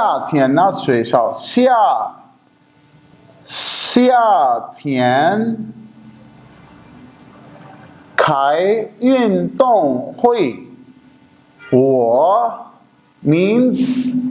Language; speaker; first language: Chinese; non-native, fluent; Urdu